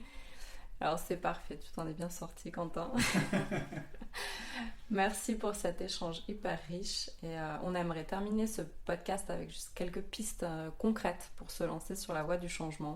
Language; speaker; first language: French; native; French